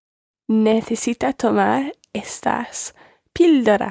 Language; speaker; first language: Spanish; non-native, learner; English